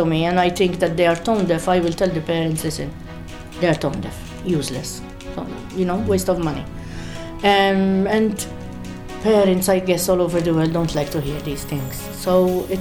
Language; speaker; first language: English; non-native, fluent; Maltese